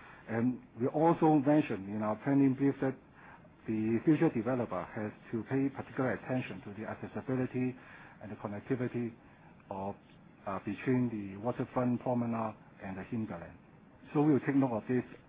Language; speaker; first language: English; non-native, local second language; Cantonese